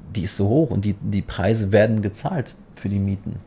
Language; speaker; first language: German; non-native, fluent; Polish